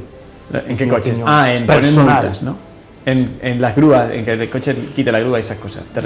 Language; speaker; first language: Spanish; native; Spanish